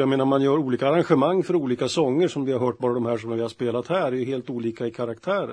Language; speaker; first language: Swedish; native; Swedish